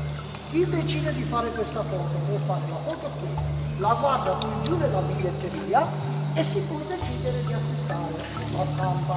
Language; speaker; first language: Italian; native; Italian